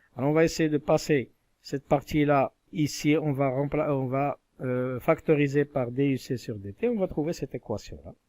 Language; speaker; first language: French; non-native, local second language; Arabic